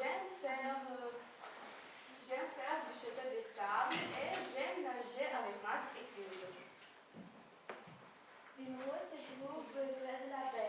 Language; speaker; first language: French; non-native, learner; Ukrainian